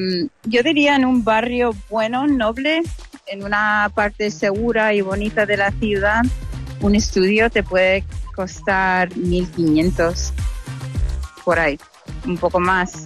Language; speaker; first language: Spanish; non-native, fluent; English